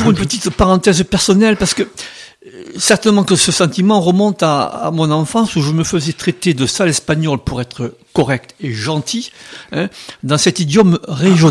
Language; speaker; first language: French; native; French